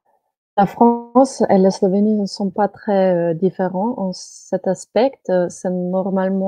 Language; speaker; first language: French; non-native, fluent; Slovenian